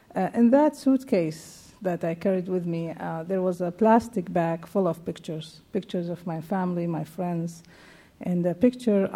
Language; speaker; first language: English; non-native, fluent; Arabic